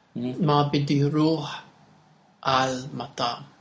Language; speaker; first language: Arabic; non-native, learner; English